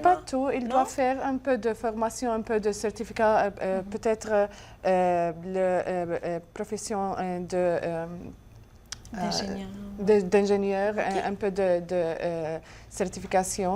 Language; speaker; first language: French; non-native, learner; Arabic